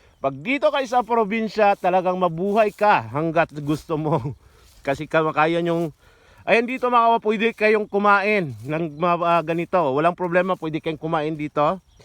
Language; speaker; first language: Filipino; non-native, local second language; Cebuano